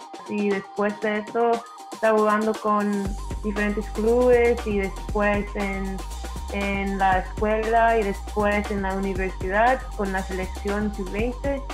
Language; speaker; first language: Spanish; early bilingual, heritage; English